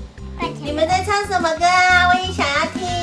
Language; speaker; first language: Chinese; native; Chinese